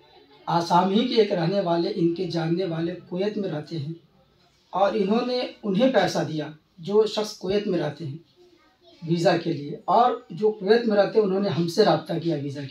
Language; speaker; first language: Hindi; native; Hindi